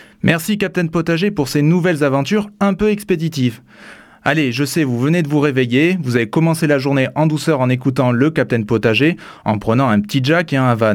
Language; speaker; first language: French; native; French